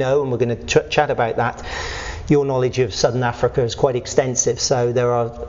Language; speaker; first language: English; native; English